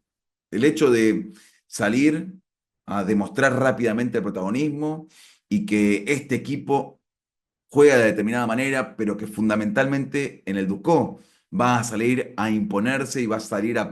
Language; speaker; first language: Spanish; native; Spanish